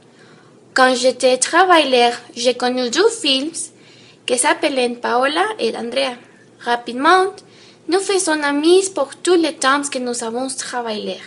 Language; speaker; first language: French; non-native, learner; Spanish